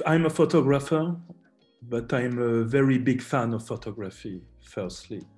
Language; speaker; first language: English; non-native, learner; French